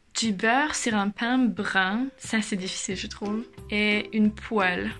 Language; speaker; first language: French; non-native, fluent; German